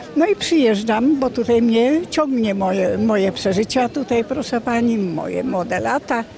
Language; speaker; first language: Polish; native; Polish